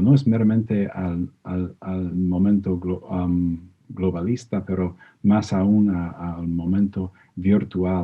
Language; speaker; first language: Spanish; non-native, fluent; English